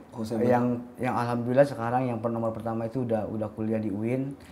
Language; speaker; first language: Indonesian; native; Indonesian